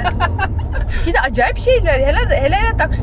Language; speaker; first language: Turkish; early bilingual, heritage; Turkish